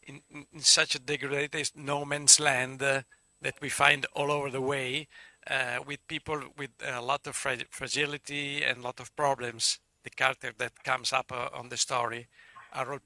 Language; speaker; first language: English; non-native, learner; Italian